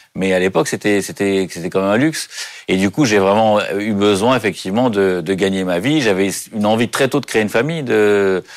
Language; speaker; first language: French; native; French